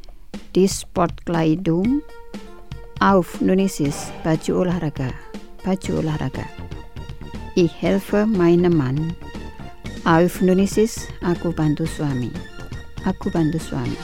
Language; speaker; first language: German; non-native, fluent; Indonesian